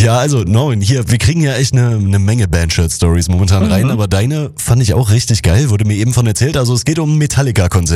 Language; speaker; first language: German; native; German